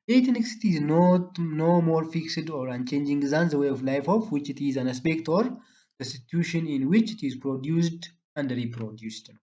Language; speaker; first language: English; non-native, local second language; Amharic